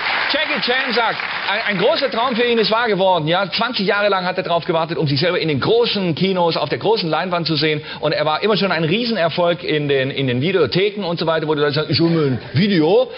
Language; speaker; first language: German; native; German